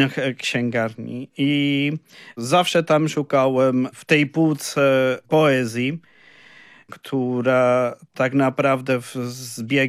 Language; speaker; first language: Polish; non-native, fluent; Spanish